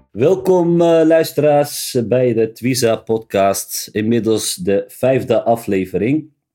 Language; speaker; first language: Dutch; early bilingual, other home language; Riffian